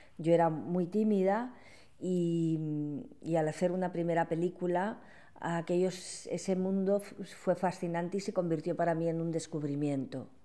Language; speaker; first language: Spanish; native; Spanish